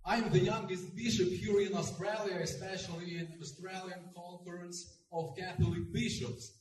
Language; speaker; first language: English; non-native, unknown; Ukrainian